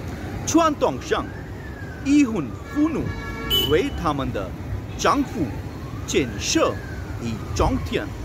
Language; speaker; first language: Chinese; non-native, learner; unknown